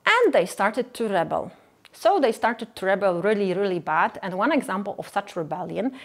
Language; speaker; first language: English; non-native, fluent; Polish